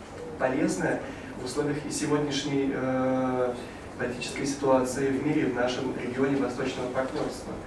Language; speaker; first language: Russian; native; Russian